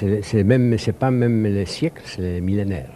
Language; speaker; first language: French; non-native, fluent; Polish